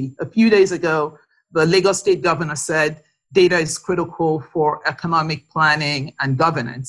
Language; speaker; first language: English; non-native, local second language; Yoruba